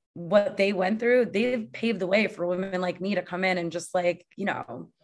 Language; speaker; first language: English; native; English